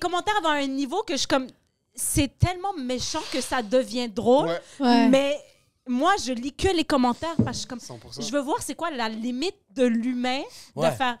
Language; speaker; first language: French; native; French